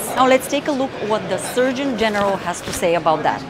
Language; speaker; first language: English; non-native, fluent; Bulgarian